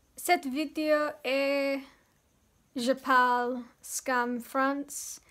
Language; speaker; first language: French; non-native, learner; English